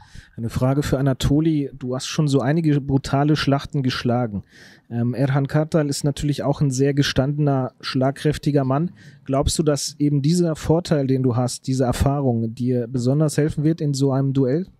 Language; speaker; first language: German; native; German